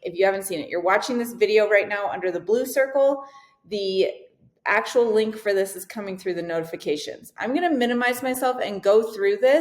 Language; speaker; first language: English; native; English